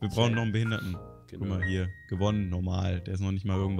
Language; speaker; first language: German; native; German